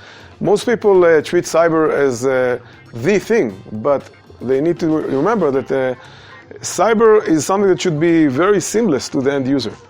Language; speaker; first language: English; non-native, fluent; Hebrew